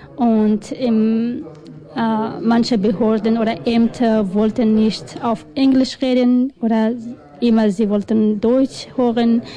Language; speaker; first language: German; non-native, learner; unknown